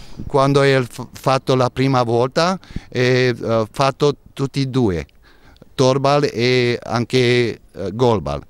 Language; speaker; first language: Italian; non-native, learner; Hungarian